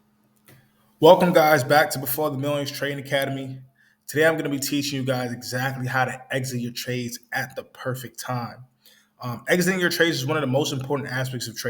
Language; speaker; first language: English; native; English